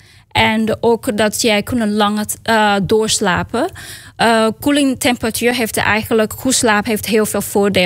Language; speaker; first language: Dutch; non-native, learner; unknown